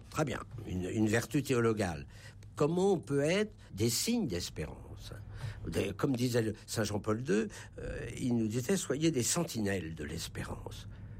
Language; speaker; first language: French; native; French